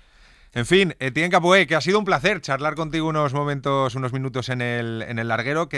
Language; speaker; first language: Spanish; native; Spanish